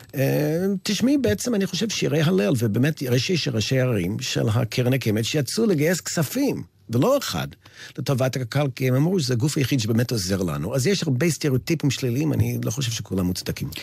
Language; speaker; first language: Hebrew; non-native, fluent; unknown